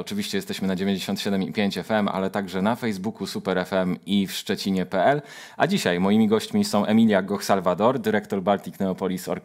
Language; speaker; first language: Polish; native; Polish